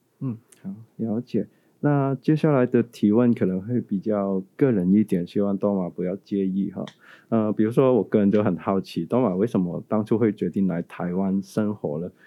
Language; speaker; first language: Chinese; native; Chinese